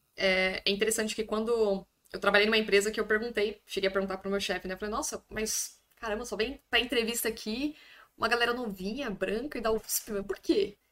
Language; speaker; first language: Portuguese; native; Portuguese